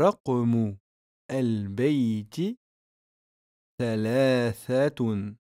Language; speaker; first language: Arabic; non-native, fluent; French